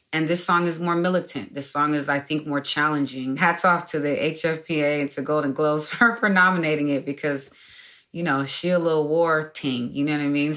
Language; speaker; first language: English; native; English